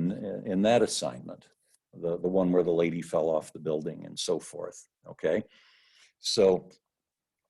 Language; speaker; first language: English; native; English